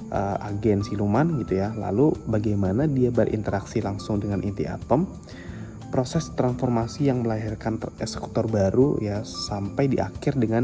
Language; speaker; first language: Indonesian; native; Indonesian